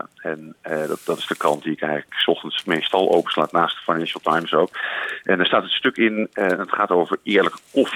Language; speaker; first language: Dutch; native; Dutch